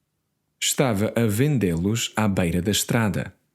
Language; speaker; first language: Portuguese; non-native, learner; English